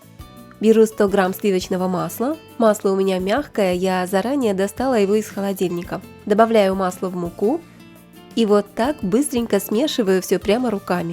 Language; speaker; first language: Russian; native; Russian